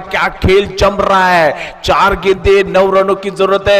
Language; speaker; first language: Hindi; non-native, local second language; Marathi